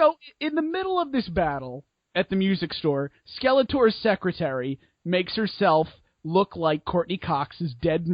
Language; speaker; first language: English; native; English